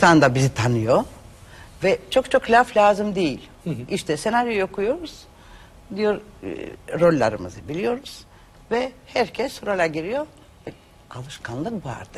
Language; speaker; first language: Turkish; non-native, learner; Macedonian